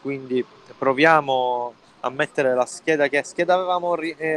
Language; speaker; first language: Italian; native; Italian